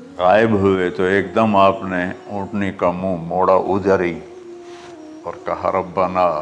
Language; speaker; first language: Urdu; non-native, local second language; Punjabi